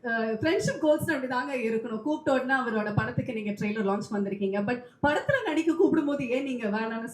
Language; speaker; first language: Tamil; native; Tamil